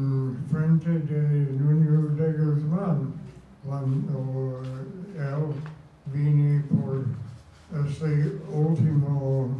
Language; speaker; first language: Spanish; non-native, fluent; English